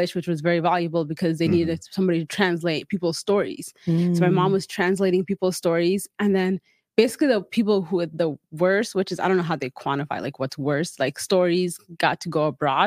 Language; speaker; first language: English; early bilingual, other home language; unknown